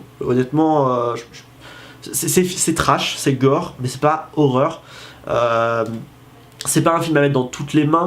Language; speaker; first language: French; native; French